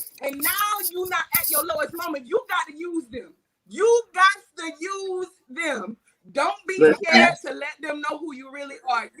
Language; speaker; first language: English; native; English